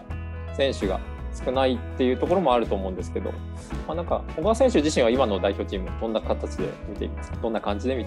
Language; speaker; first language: Japanese; native; Japanese